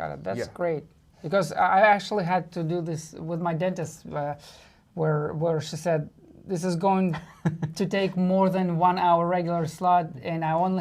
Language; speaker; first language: English; non-native, fluent; Russian